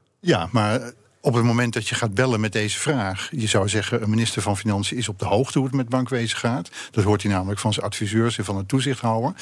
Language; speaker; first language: Dutch; native; Dutch